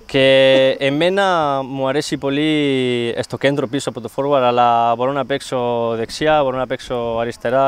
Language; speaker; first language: Greek; non-native, learner; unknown